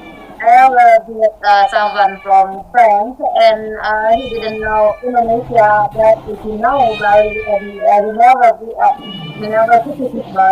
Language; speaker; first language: English; non-native, learner; Indonesian